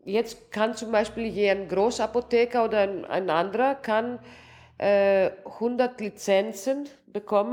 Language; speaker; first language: German; non-native, local second language; Greek